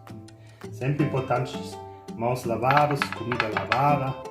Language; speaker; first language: Portuguese; non-native, learner; German